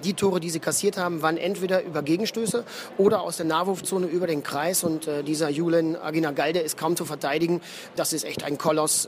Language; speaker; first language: German; native; German